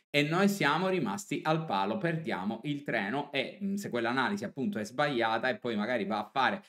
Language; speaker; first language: Italian; native; Italian